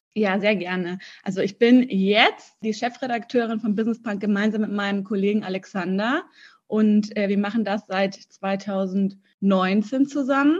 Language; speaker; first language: German; early bilingual, other home language; Russian